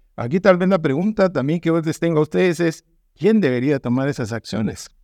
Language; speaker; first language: Spanish; native; Spanish